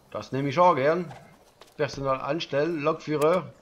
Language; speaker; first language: German; non-native, learner; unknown